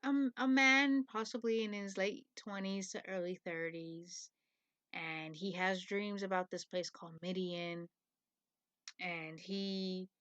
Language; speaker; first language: English; native; English